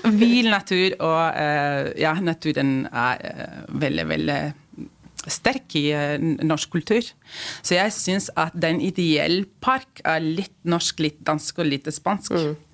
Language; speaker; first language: Norwegian; non-native, fluent; Spanish